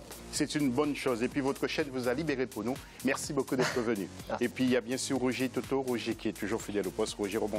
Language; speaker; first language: French; native; French